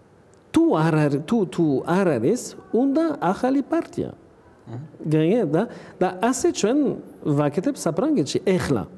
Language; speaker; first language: Georgian; non-native, learner; French